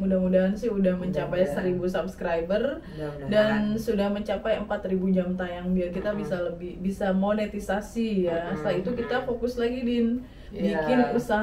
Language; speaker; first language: Indonesian; native; Indonesian